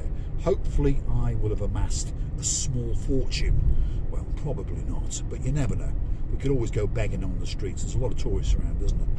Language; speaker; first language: English; native; English